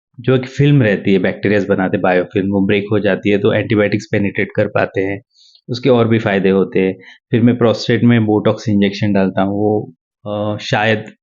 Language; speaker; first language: Hindi; non-native, local second language; Marathi